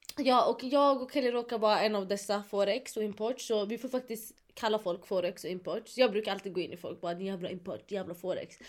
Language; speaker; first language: Swedish; early bilingual, other home language; Kurdish